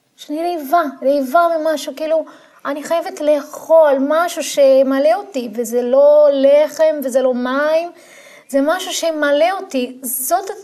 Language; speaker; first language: Hebrew; non-native, fluent; Portuguese